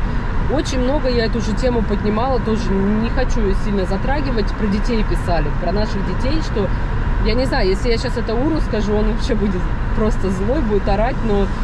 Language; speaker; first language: Russian; native; Russian